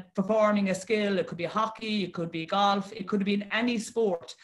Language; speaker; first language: English; native; English